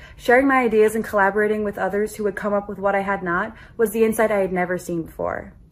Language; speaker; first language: English; native; English